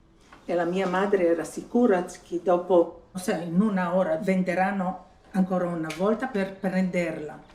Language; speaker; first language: Italian; non-native, fluent; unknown